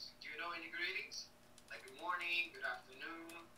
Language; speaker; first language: English; non-native, fluent; Portuguese